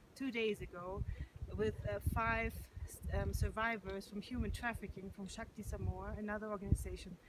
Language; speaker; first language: English; non-native, fluent; German